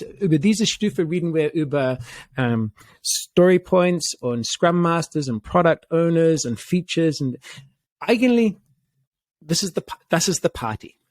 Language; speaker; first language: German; non-native, fluent; English